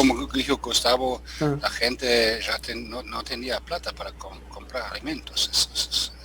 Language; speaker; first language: Spanish; non-native, fluent; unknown